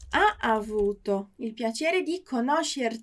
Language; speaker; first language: Italian; non-native, fluent; Portuguese